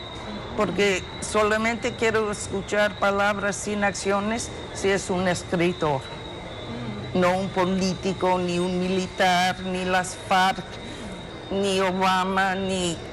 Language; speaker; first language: Spanish; non-native, fluent; English